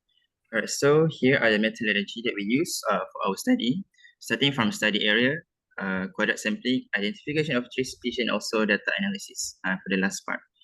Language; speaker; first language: English; non-native, fluent; Malay